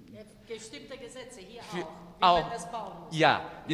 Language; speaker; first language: German; non-native, fluent; Spanish